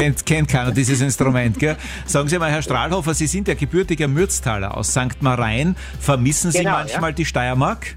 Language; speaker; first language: German; native; German